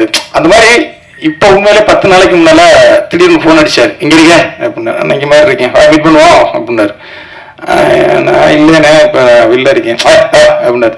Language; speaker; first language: Tamil; native; Tamil